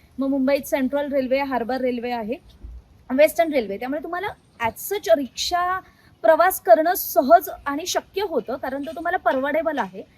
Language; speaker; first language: Marathi; native; Marathi